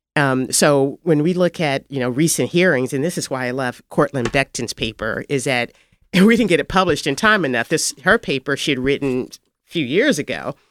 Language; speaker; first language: English; native; English